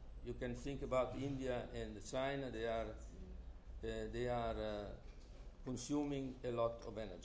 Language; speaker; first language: English; non-native, fluent; Italian